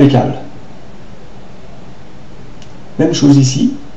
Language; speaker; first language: French; native; French